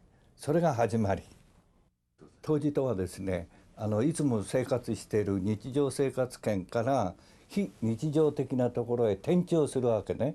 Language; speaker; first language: Japanese; native; Japanese